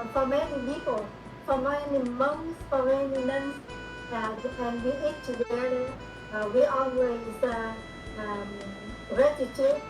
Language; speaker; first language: English; non-native, learner; Vietnamese